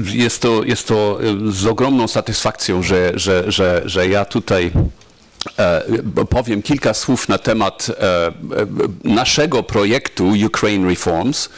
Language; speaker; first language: Polish; non-native, fluent; German